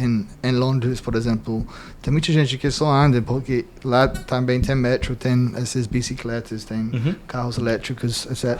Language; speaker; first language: Portuguese; non-native, fluent; English